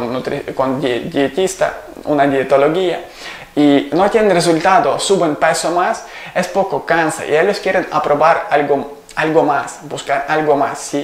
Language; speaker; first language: Spanish; non-native, learner; Ukrainian